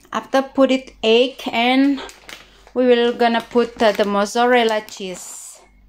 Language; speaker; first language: English; non-native, learner; Indonesian